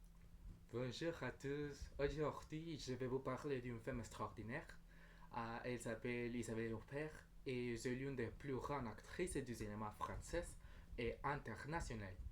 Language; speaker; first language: French; non-native, learner; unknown